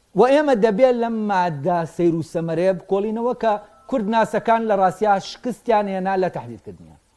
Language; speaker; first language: Central Kurdish; native; Central Kurdish